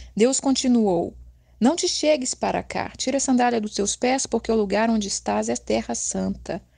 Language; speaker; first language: Portuguese; native; Portuguese